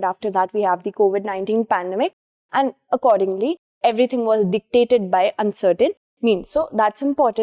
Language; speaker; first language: English; non-native, local second language; Hindi